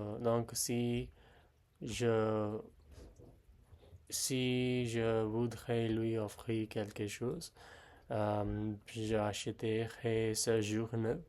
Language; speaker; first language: French; non-native, learner; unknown